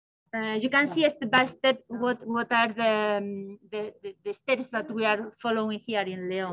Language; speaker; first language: English; non-native, learner; Spanish